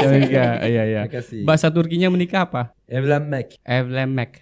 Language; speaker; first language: Indonesian; native; Indonesian